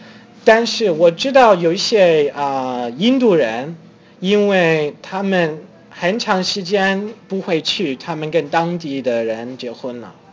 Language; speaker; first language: Chinese; non-native, fluent; English